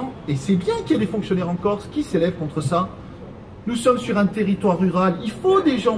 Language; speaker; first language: French; native; French